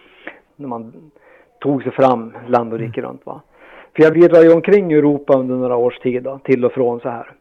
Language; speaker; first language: Swedish; native; Swedish